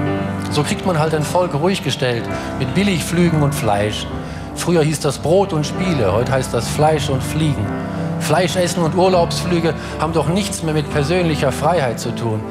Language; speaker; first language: German; native; German